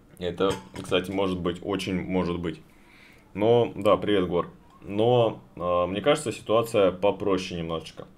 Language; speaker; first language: Russian; native; Russian